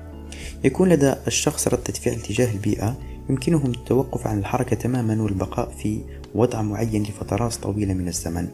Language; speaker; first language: Arabic; native; Arabic